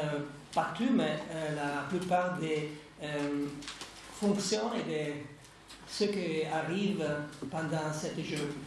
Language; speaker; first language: French; non-native, fluent; Italian